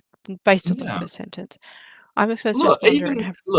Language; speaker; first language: English; native; English